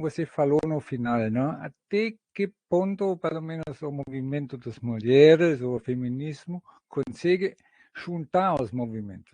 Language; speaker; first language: Portuguese; non-native, fluent; German